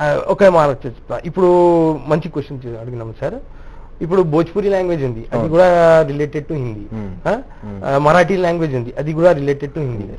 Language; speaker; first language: Telugu; non-native, local second language; Urdu